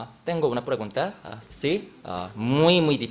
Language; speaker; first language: Spanish; non-native, learner; Korean